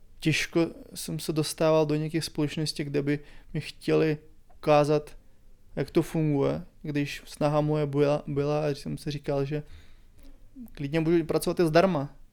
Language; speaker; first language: Czech; non-native, fluent; Ukrainian